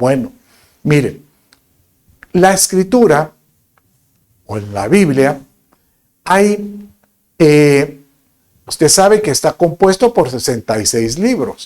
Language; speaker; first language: Spanish; native; Spanish